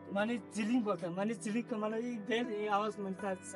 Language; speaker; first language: Hindi; native; Hindi